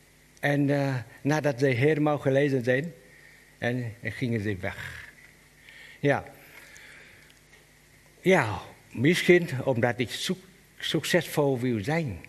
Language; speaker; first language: Dutch; non-native, learner; Vietnamese